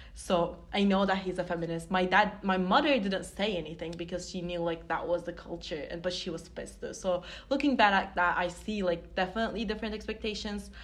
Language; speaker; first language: English; non-native, fluent; Turkish